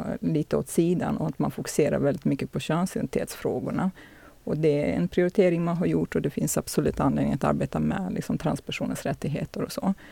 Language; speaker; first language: Swedish; native; Swedish